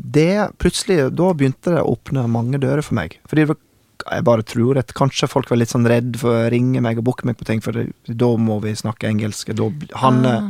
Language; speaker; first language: Norwegian; non-native, fluent; English